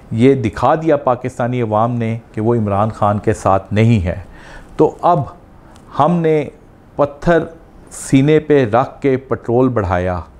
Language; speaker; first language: Urdu; non-native, local second language; Punjabi